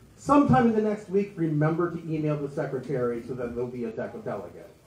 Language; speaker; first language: English; native; English